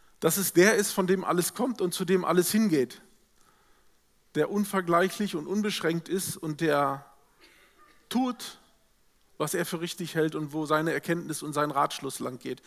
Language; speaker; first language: German; native; German